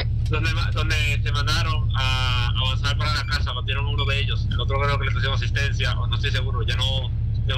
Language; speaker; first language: Spanish; native; Spanish